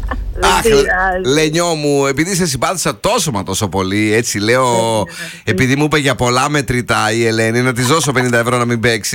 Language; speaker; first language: Greek; native; Greek